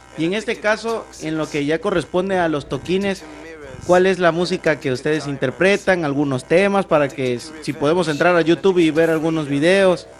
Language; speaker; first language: Spanish; native; Spanish